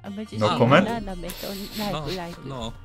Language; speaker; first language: English; non-native, learner; Japanese